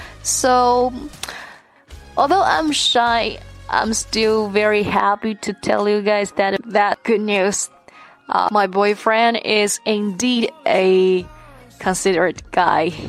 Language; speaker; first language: English; non-native, fluent; Chinese